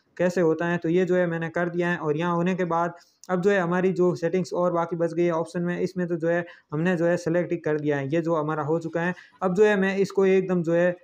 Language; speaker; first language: Hindi; native; Hindi